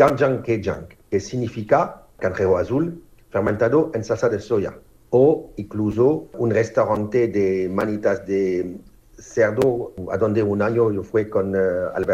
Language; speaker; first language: Spanish; non-native, fluent; French